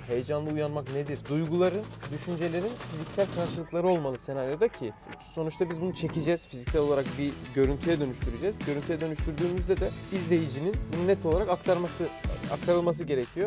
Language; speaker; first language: Turkish; native; Turkish